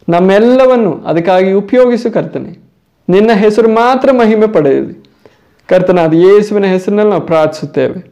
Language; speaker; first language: Kannada; non-native, local second language; Malayalam